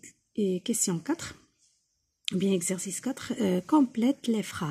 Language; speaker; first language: French; non-native, local second language; Arabic